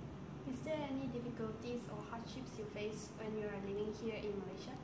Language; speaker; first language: English; non-native, learner; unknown